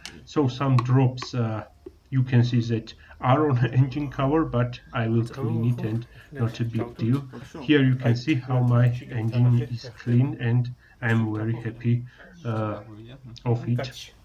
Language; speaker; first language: English; non-native, learner; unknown